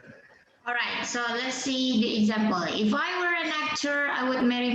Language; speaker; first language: English; non-native, fluent; Indonesian